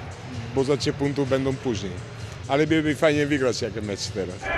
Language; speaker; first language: Polish; non-native, fluent; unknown